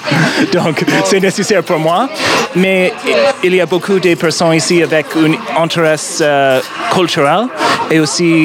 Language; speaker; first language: French; non-native, learner; English